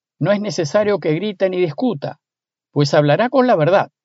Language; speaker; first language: Spanish; native; Spanish